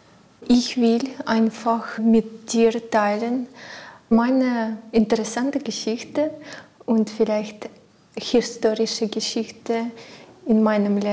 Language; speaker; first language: German; non-native, learner; Ukrainian